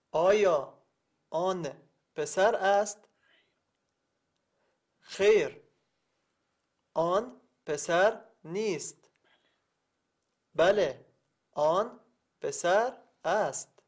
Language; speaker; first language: Persian; non-native, learner; Arabic